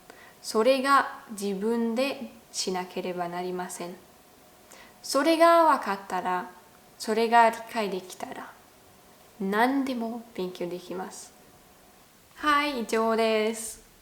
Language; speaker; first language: Japanese; non-native, fluent; German